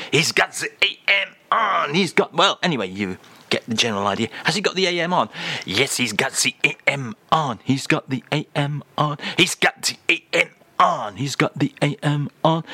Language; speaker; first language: English; native; English